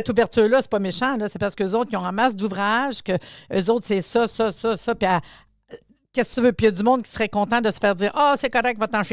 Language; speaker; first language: French; native; French